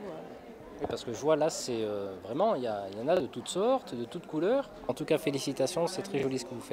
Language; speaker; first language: French; native; French